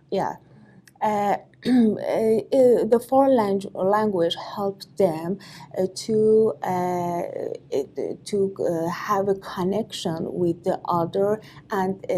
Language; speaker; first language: English; non-native, learner; Persian